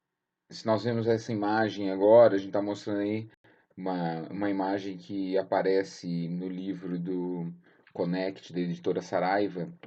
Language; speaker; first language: Portuguese; native; Portuguese